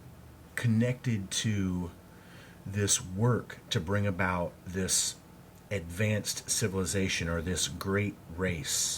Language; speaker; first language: English; native; English